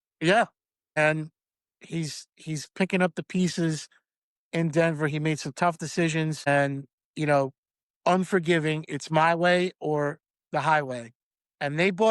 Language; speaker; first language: English; native; English